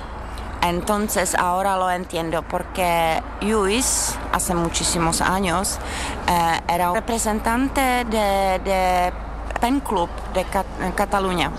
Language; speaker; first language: Spanish; non-native, learner; Czech